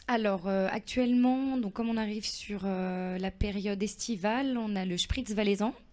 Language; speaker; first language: French; native; French